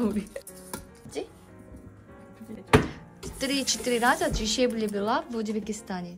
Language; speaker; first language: Russian; non-native, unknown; Korean